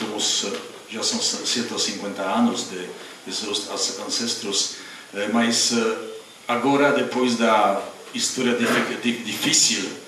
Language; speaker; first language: Portuguese; non-native, fluent; Czech